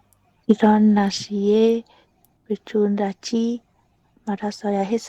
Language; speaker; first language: Korean; non-native, learner; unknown